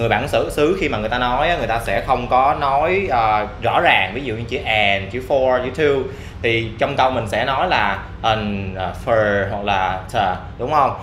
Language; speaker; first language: Vietnamese; native; Vietnamese